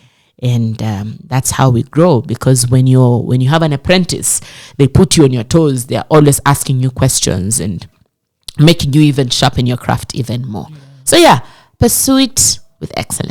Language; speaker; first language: English; non-native, local second language; Swahili